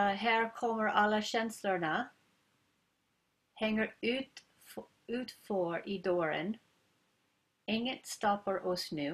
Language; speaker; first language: Swedish; non-native, learner; English